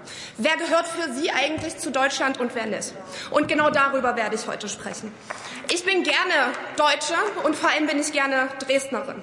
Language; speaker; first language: German; early bilingual, other home language; Arabic